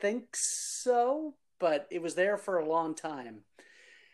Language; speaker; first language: English; native; English